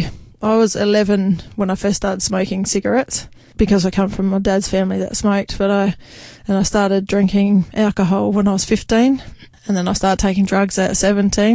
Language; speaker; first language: English; native; English